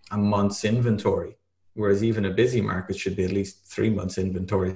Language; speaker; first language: English; native; English